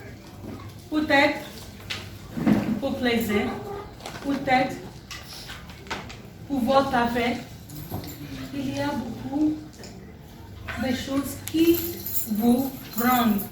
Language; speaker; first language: French; non-native, learner; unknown